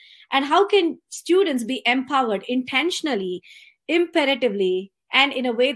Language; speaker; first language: English; non-native, local second language; Tamil